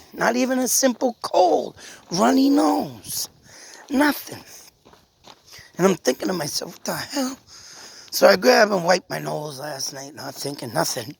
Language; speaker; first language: English; native; English